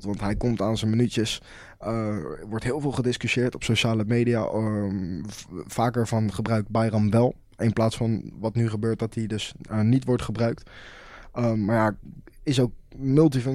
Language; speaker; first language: Dutch; native; Dutch